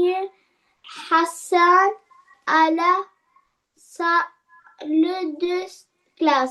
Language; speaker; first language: French; non-native, learner; Arabic